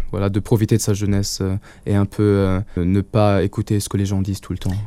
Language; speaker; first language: French; non-native, local second language; Luxembourgish